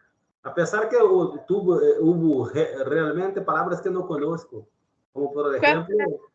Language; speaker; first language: Spanish; non-native, learner; Portuguese